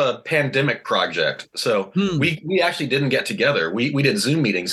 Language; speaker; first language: English; native; English